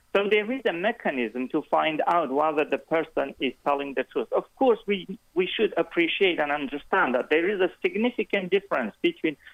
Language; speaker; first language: English; non-native, fluent; Kurdish